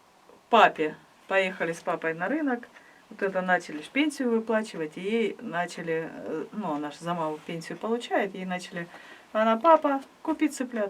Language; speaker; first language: Russian; native; Russian